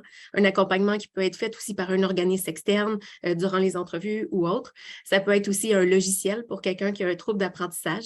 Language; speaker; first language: French; native; French